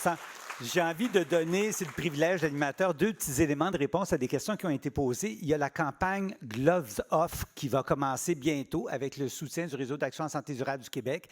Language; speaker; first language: French; native; French